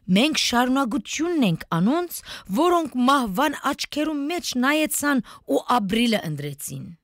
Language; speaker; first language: Armenian; native; Armenian